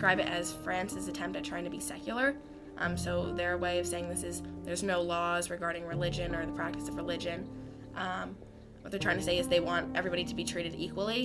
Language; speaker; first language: English; native; English